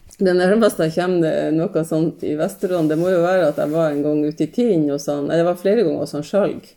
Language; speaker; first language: Norwegian; native; Norwegian